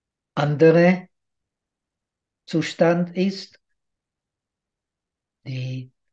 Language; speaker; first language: German; non-native, fluent; Czech